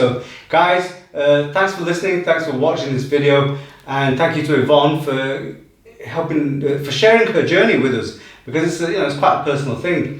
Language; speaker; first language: English; native; English